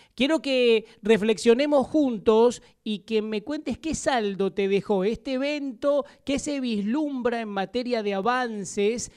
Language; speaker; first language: Spanish; native; Spanish